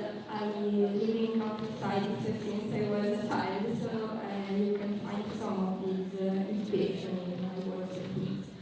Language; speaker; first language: English; non-native, learner; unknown